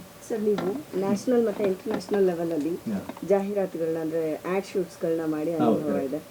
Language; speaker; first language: Kannada; non-native, local second language; Malayalam